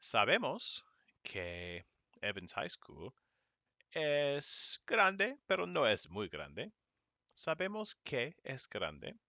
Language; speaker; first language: Spanish; non-native, fluent; English